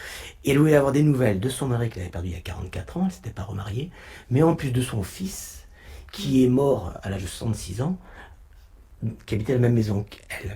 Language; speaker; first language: French; native; French